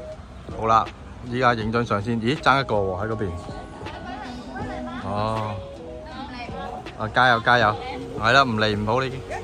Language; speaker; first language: Chinese; native; Chinese